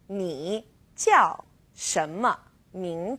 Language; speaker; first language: Chinese; non-native, fluent; English